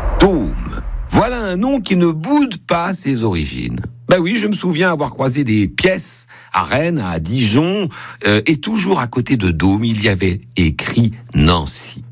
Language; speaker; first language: French; native; French